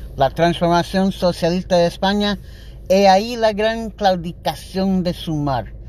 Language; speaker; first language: Spanish; non-native, learner; English